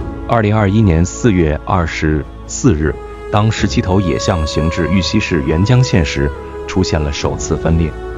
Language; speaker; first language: Chinese; native; Chinese